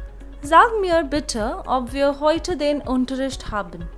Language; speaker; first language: German; non-native, fluent; Hindi